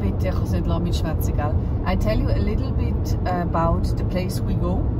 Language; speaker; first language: English; non-native, fluent; German